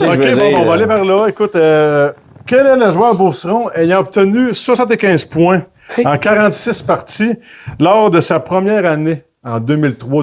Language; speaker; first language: French; native; French